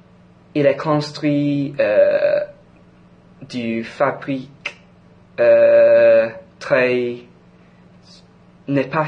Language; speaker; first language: French; non-native, fluent; English